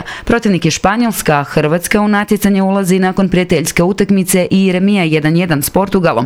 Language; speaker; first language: Croatian; native; Croatian